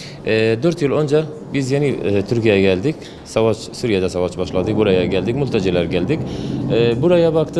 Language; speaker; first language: Turkish; non-native, learner; Arabic